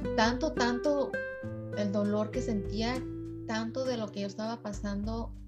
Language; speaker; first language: Spanish; early bilingual, heritage; Spanish